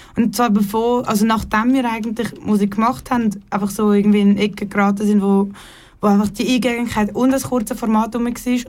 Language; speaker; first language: German; native; German